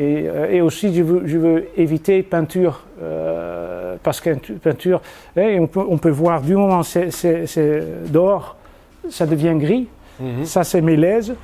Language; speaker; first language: French; non-native, fluent; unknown